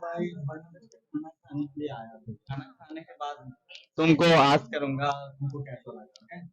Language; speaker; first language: Hindi; non-native, learner; Bangla